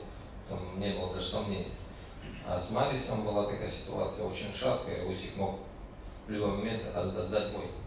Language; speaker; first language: Russian; native; Russian